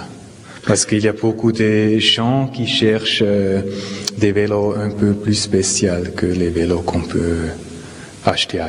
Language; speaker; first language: French; non-native, local second language; Swiss German